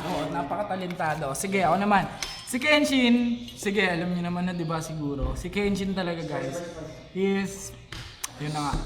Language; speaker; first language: Filipino; native; Filipino